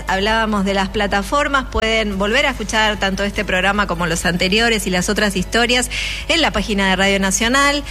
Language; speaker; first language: Spanish; native; Spanish